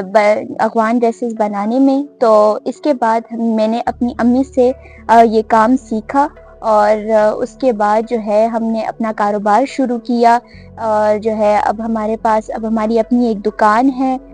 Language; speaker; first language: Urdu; non-native, local second language; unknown